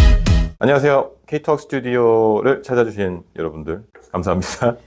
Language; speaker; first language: Korean; native; Korean